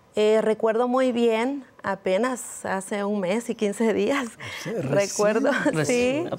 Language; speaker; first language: Spanish; native; Spanish